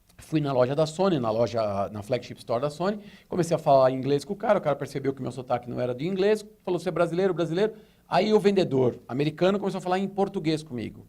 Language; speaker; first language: Portuguese; native; Portuguese